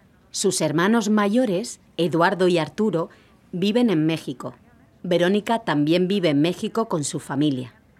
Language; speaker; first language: Spanish; native; Spanish